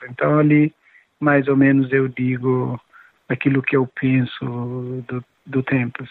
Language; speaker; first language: Portuguese; non-native, local second language; Upper Guinea Crioulo